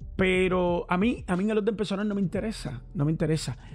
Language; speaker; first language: Spanish; native; Spanish